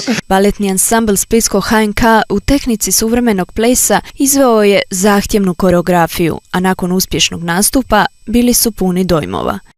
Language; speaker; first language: Croatian; native; Croatian